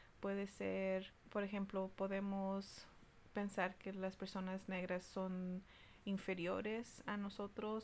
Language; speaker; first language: Spanish; early bilingual, heritage; Spanish